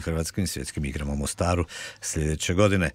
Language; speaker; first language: Croatian; native; Croatian